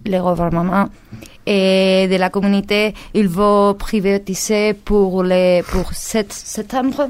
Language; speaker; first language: French; non-native, learner; Spanish